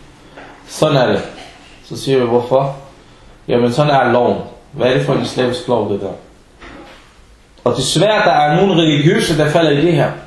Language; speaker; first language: Danish; non-native, fluent; Arabic